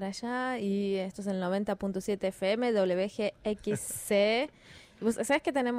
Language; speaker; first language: Spanish; native; Spanish